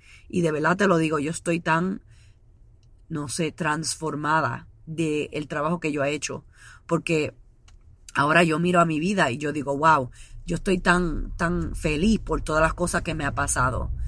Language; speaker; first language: Spanish; early bilingual, heritage; Spanish